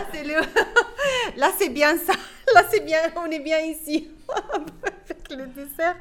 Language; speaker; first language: French; non-native, fluent; Arabic